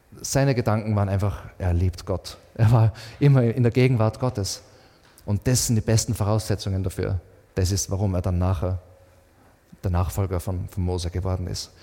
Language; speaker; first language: German; native; German